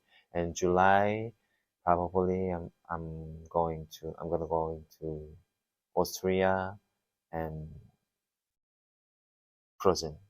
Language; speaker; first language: English; non-native, learner; Korean